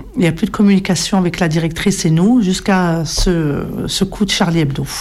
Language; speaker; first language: French; native; French